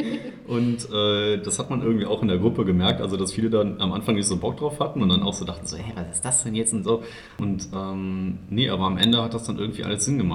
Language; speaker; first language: German; native; German